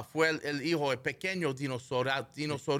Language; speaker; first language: Spanish; early bilingual, heritage; Spanish